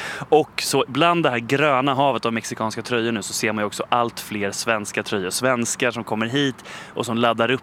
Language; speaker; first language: Swedish; native; Swedish